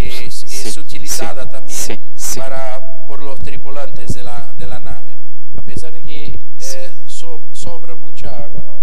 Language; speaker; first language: Spanish; non-native, fluent; Portuguese